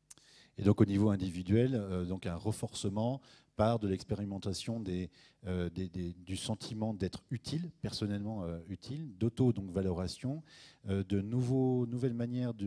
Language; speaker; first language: French; native; French